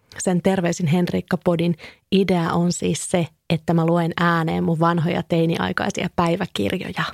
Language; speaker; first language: Finnish; native; Finnish